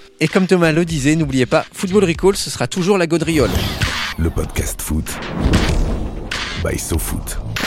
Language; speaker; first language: French; native; French